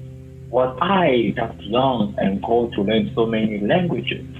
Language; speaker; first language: English; non-native, learner; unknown